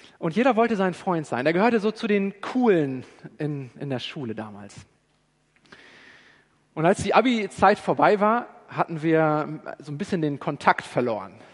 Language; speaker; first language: German; native; German